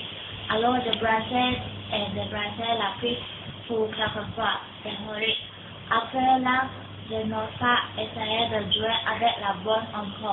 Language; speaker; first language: French; non-native, learner; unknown